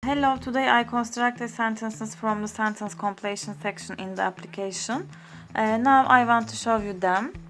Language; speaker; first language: English; non-native, learner; Turkish